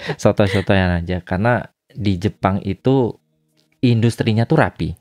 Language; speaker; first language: Indonesian; native; Indonesian